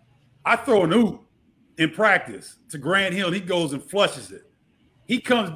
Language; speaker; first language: English; native; English